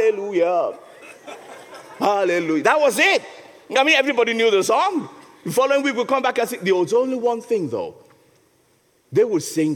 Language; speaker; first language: English; non-native, local second language; Yoruba